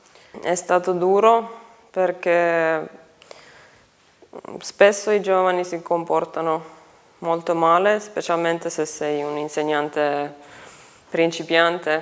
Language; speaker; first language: Italian; non-native, fluent; Finnish